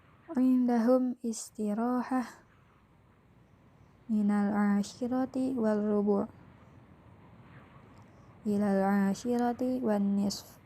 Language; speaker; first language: Arabic; non-native, fluent; Indonesian